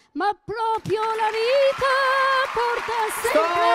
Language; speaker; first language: Italian; native; Italian